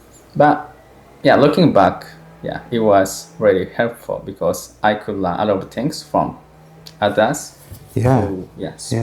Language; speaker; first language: English; non-native, fluent; Japanese